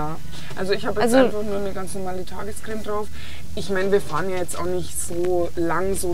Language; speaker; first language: German; native; German